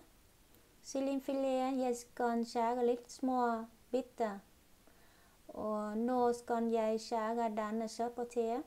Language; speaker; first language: Norwegian; non-native, learner; Vietnamese